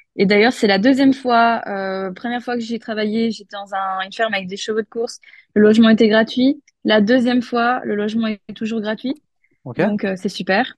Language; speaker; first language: French; native; French